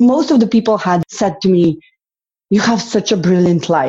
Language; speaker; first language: English; non-native, fluent; Slovenian